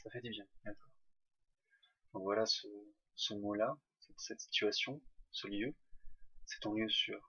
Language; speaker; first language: French; native; French